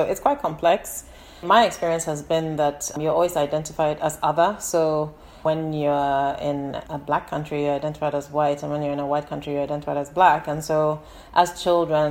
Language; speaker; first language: English; native; English